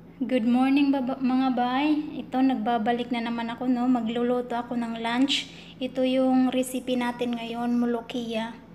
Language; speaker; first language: Filipino; non-native, local second language; Cebuano